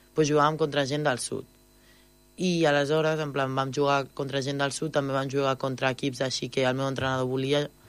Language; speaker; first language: Catalan; native; Catalan